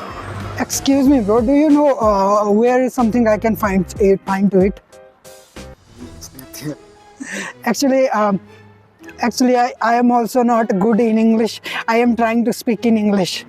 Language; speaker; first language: English; non-native, learner; Hindi